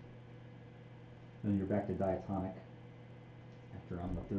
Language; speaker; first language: English; native; English